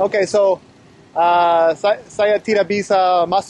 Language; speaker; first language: Indonesian; non-native, learner; English